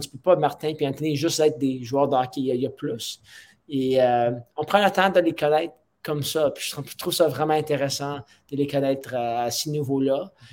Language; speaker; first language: French; non-native, fluent; English